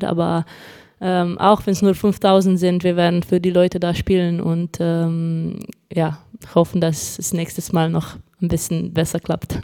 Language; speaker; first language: German; non-native, fluent; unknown